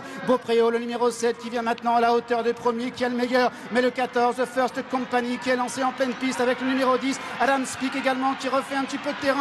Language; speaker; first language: French; native; French